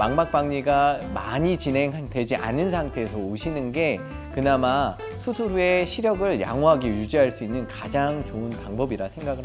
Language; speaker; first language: Korean; native; Korean